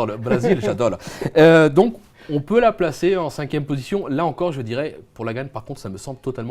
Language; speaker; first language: French; native; French